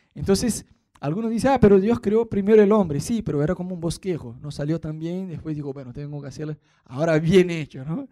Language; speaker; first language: Spanish; non-native, fluent; Portuguese